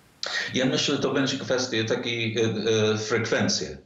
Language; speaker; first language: Polish; non-native, fluent; English